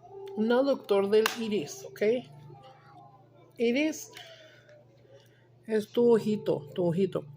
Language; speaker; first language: Spanish; early bilingual, heritage; Spanish